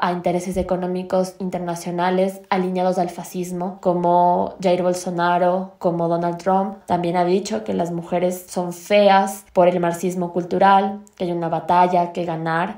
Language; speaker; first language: Spanish; native; Spanish